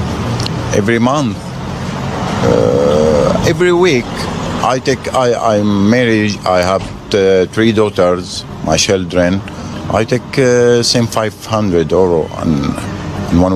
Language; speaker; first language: English; non-native, learner; Arabic